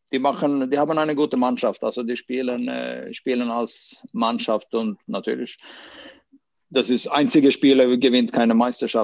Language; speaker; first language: German; non-native, fluent; Swedish